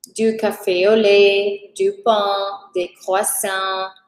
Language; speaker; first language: French; non-native, fluent; Portuguese